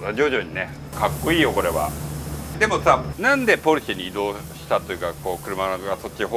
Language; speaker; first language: Japanese; native; Japanese